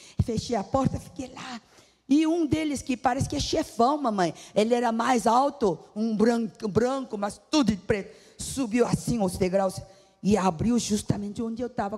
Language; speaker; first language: Portuguese; non-native, fluent; Korean